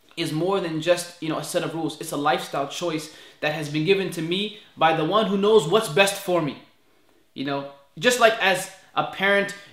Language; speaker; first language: English; native; English